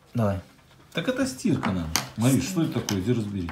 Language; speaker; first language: Russian; native; Russian